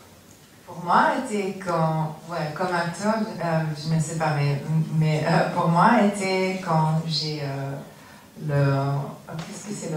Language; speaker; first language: French; non-native, learner; English